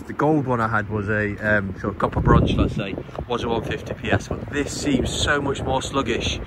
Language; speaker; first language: English; native; English